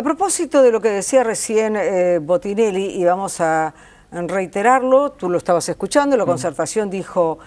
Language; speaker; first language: Spanish; native; Spanish